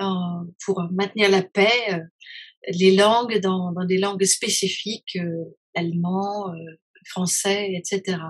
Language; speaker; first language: French; non-native, fluent; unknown